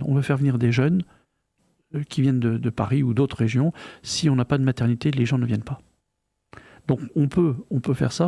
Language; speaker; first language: French; native; French